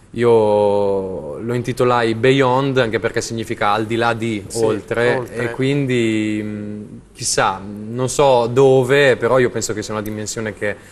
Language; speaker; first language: Italian; native; Italian